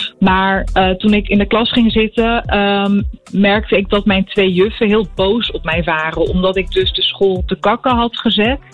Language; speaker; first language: Dutch; early bilingual, other home language; Arabic